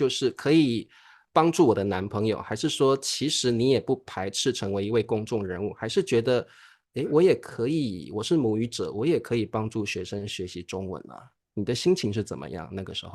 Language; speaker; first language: Chinese; native; Chinese